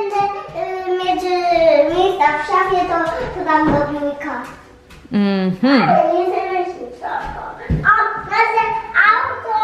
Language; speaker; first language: Polish; early bilingual, heritage; Polish